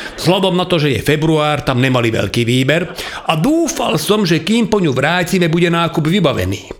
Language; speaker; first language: Slovak; non-native, local second language; Hungarian